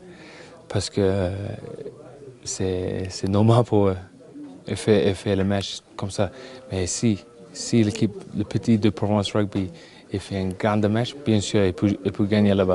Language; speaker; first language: French; non-native, learner; English